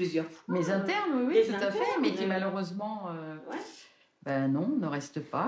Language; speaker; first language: French; native; French